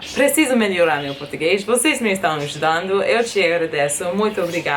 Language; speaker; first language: Portuguese; non-native, fluent; English